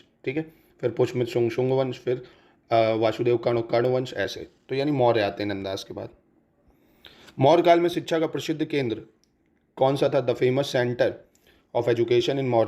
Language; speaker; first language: Hindi; native; Hindi